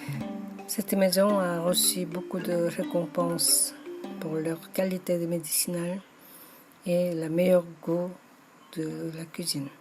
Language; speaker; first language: French; non-native, fluent; Korean